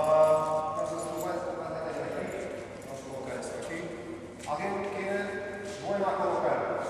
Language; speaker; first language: Spanish; non-native, learner; Portuguese